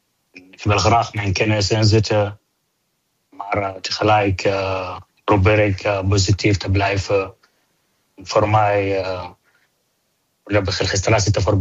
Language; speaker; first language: Dutch; non-native, fluent; Arabic